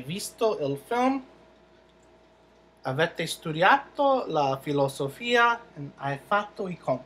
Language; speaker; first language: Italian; non-native, fluent; English